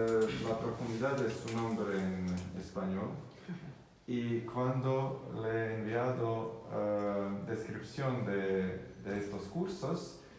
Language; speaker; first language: Spanish; non-native, fluent; Croatian